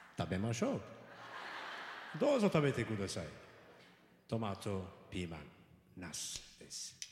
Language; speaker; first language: Japanese; non-native, learner; Turkish